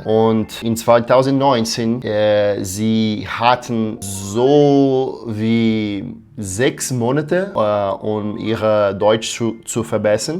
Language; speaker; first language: German; non-native, learner; Portuguese